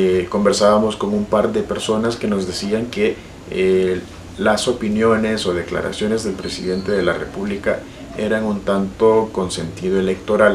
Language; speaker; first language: Spanish; native; Spanish